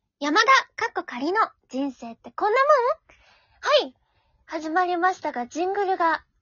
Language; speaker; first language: Japanese; native; Japanese